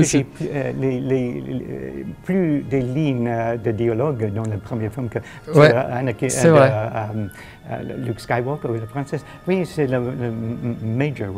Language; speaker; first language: French; non-native, fluent; English